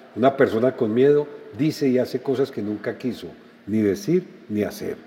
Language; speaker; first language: Spanish; native; Spanish